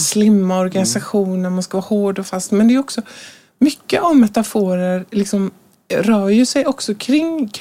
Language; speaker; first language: Swedish; native; Swedish